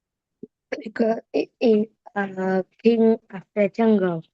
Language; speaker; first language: English; non-native, learner; Vietnamese